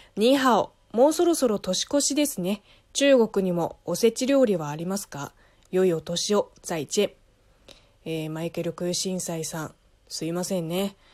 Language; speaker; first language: Japanese; non-native, fluent; Chinese